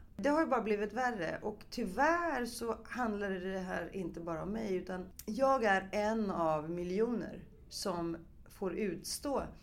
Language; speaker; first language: Swedish; early bilingual, other home language; Greek